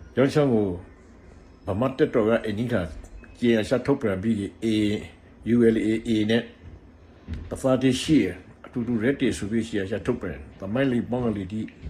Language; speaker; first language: Burmese; native; Burmese